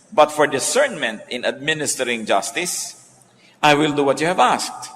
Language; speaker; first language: English; non-native, local second language; Filipino